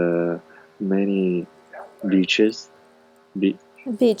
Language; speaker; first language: English; non-native, learner; Russian